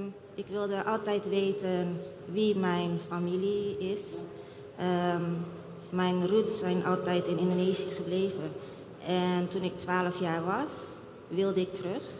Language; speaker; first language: Dutch; early bilingual, other home language; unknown